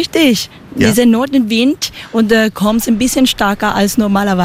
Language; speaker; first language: German; non-native, learner; Spanish